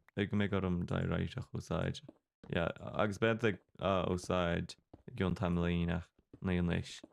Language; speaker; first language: Irish; non-native, local second language; English